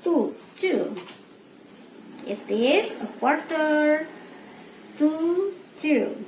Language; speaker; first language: English; non-native, learner; Indonesian